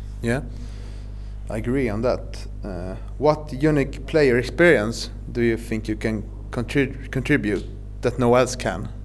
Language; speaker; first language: English; non-native, fluent; Swedish